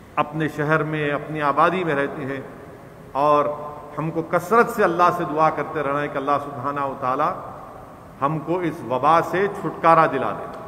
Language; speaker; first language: Hindi; non-native, local second language; Urdu